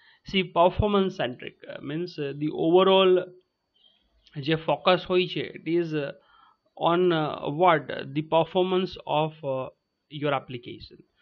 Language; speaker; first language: English; non-native, local second language; Gujarati